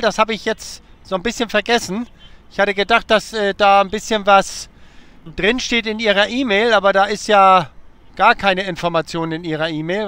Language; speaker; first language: German; native; German